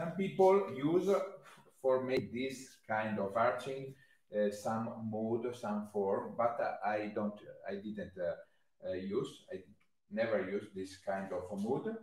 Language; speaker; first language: English; non-native, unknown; Italian